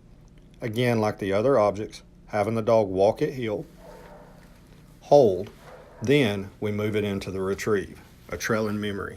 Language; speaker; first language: English; native; English